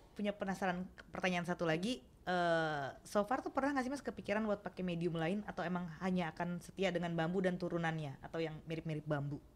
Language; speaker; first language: Indonesian; native; Indonesian